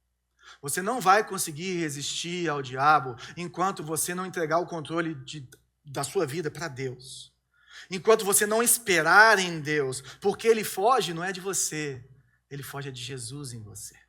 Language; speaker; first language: Portuguese; native; Portuguese